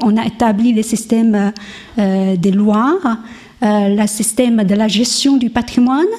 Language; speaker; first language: French; non-native, learner; Chinese